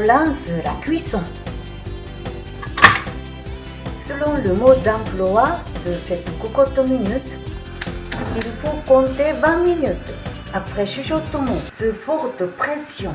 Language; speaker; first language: French; non-native, fluent; Japanese